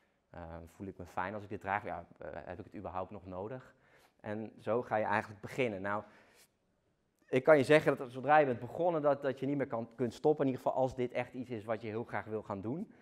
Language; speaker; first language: Dutch; native; Dutch